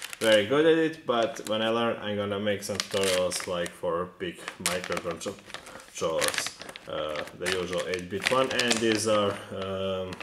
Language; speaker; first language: English; non-native, fluent; Serbian